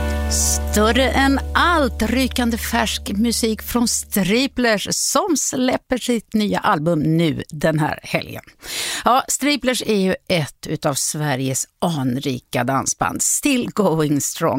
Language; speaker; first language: Swedish; native; Swedish